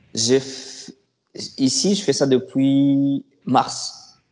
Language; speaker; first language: French; non-native, local second language; Lingala